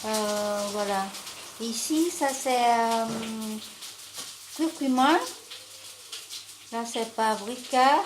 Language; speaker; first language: French; non-native, fluent; Vietnamese